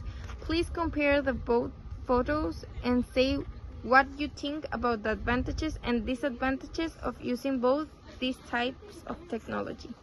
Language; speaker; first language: English; non-native, fluent; Spanish